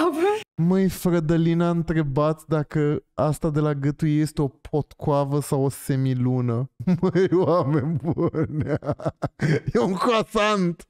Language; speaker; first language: Romanian; native; Romanian